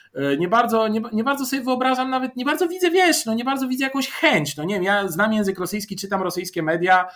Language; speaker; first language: Polish; non-native, fluent; Bulgarian